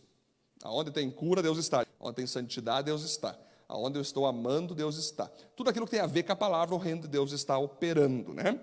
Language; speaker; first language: Portuguese; native; Portuguese